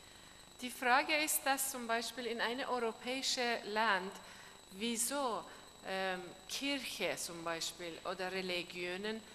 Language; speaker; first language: German; non-native, learner; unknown